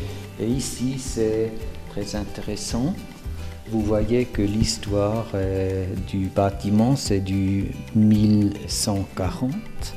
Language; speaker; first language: French; non-native, fluent; German